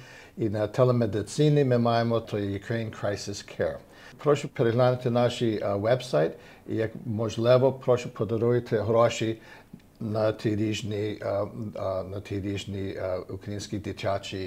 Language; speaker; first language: Ukrainian; early bilingual, heritage; Ukrainian